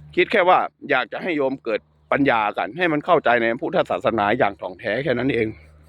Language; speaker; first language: Thai; native; Thai